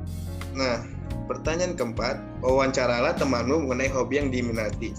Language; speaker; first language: Indonesian; native; Indonesian